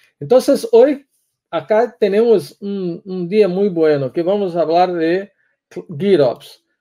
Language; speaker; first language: Spanish; non-native, learner; Portuguese